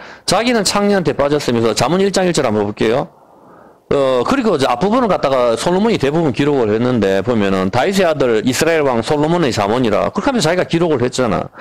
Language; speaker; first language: Korean; native; Korean